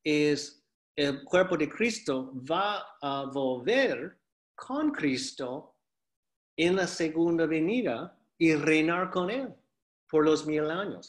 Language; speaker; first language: Spanish; non-native, fluent; English